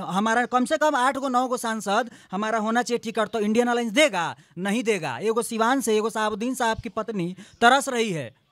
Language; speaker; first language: Hindi; native; Hindi